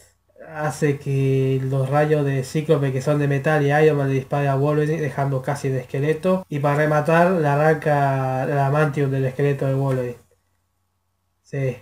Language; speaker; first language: Spanish; native; Spanish